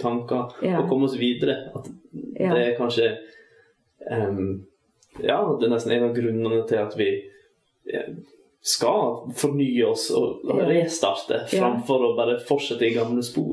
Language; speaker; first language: Norwegian; native; Norwegian